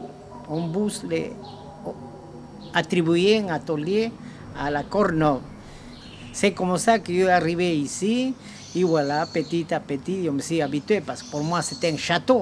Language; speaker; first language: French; non-native, learner; Spanish